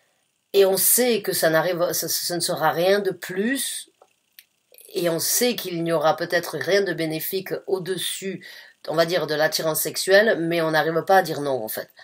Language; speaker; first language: French; native; French